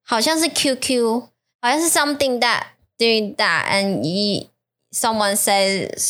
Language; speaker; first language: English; non-native, fluent; Chinese